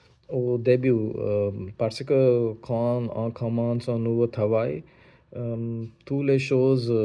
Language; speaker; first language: French; non-native, learner; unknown